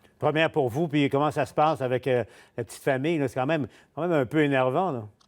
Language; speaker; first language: French; native; French